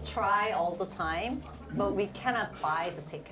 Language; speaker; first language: English; non-native, fluent; Korean